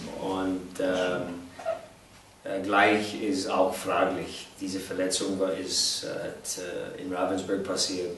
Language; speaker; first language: German; non-native, fluent; English